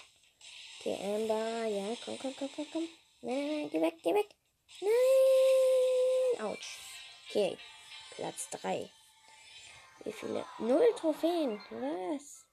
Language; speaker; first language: German; native; German